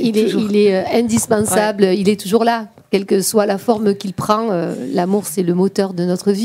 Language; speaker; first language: French; native; French